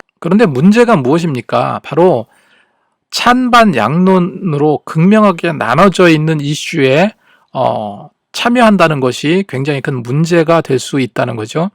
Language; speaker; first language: Korean; native; Korean